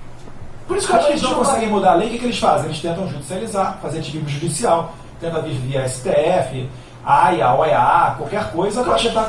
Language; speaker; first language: Portuguese; native; Portuguese